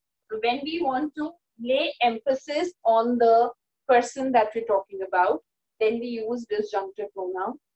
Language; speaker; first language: English; non-native, local second language; Hindi